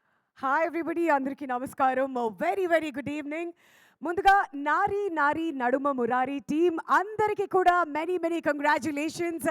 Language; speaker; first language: Telugu; native; Telugu